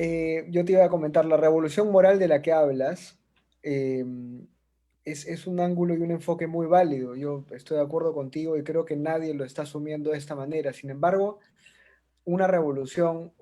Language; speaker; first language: Spanish; native; Spanish